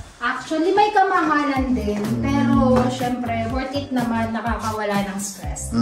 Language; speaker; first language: Filipino; native; Filipino